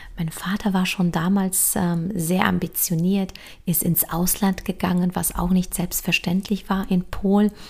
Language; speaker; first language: German; early bilingual, other home language; Polish